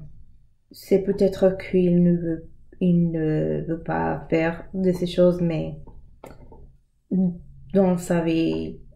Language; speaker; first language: French; non-native, learner; English